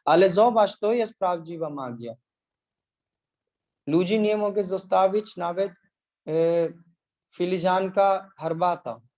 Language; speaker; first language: Polish; non-native, learner; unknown